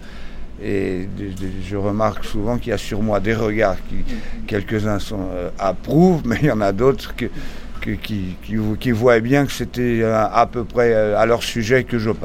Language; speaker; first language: French; non-native, fluent; Portuguese